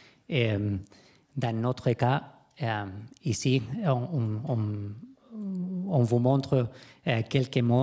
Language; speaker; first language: French; non-native, fluent; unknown